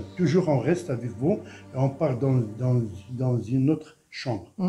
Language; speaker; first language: French; non-native, local second language; Arabic